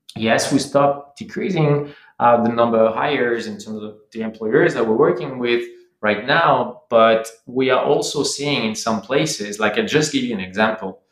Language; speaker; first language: English; non-native, fluent; French